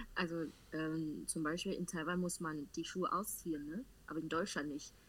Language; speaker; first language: German; non-native, learner; Chinese